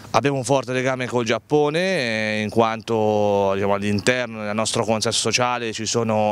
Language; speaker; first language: Italian; native; Italian